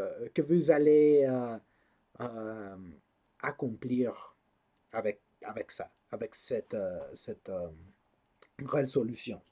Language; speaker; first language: French; non-native, learner; English